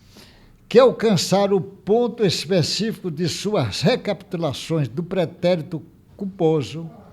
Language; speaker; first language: Portuguese; native; Portuguese